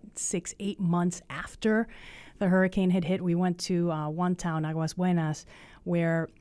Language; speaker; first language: English; early bilingual, other home language; Spanish